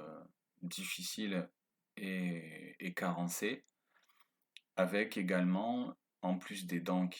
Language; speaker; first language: French; native; French